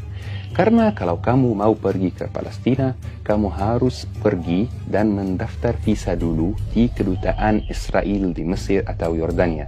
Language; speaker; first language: Indonesian; non-native, fluent; Arabic